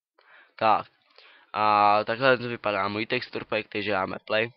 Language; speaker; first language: Czech; native; Czech